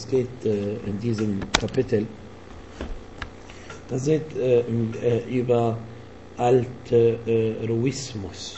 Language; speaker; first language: German; non-native, fluent; Arabic